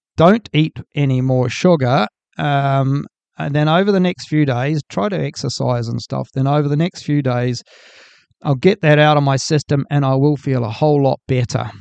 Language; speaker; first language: English; native; English